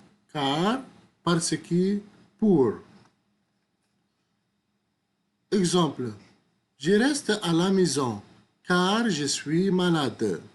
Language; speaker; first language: French; non-native, fluent; Arabic